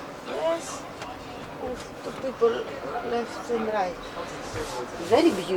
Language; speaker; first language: English; non-native, learner; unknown